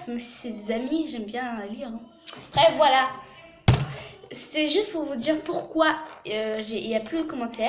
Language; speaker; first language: French; native; French